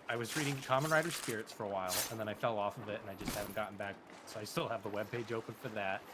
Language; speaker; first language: English; native; English